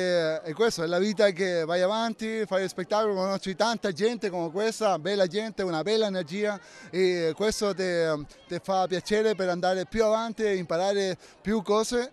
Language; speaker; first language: Italian; non-native, fluent; Spanish